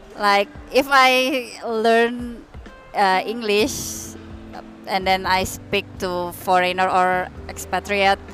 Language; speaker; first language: English; non-native, fluent; Indonesian